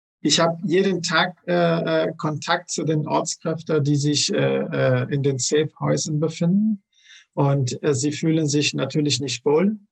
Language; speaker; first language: German; non-native, fluent; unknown